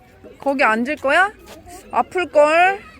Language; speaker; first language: Korean; native; Korean